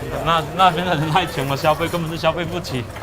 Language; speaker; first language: Chinese; native; Chinese